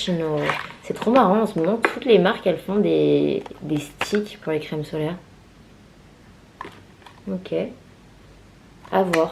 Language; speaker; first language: French; native; French